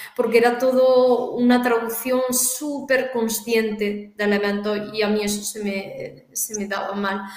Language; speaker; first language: Spanish; native; Spanish